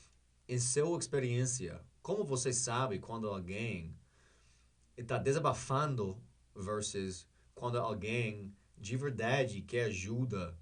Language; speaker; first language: Portuguese; non-native, learner; English